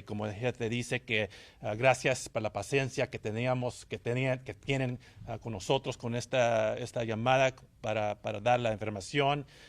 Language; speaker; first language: Spanish; early bilingual, heritage; English